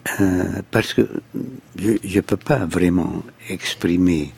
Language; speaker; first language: French; non-native, fluent; Arabic